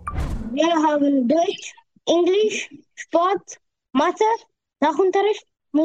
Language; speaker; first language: German; non-native, learner; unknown